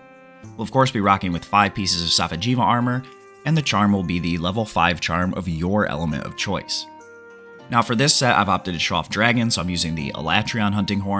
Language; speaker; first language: English; native; English